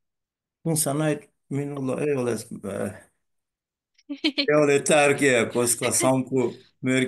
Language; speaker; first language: Finnish; non-native, learner; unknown